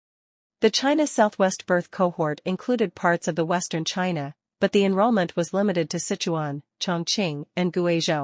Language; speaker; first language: English; non-native, fluent; Chinese